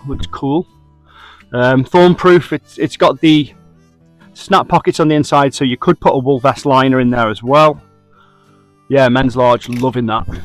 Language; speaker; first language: English; native; English